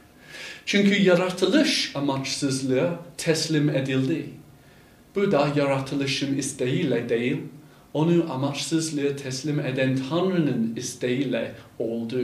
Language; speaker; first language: Turkish; non-native, fluent; English